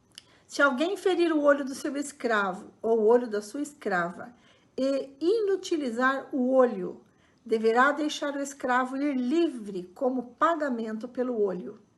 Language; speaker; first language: Portuguese; native; Portuguese